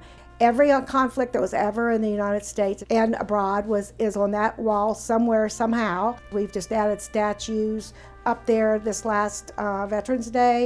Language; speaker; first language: English; native; English